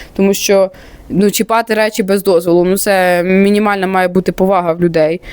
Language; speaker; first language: Ukrainian; non-native, local second language; Russian